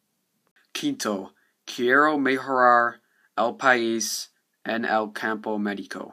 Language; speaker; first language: Spanish; non-native, learner; English